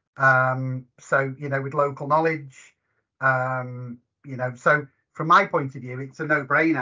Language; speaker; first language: English; native; English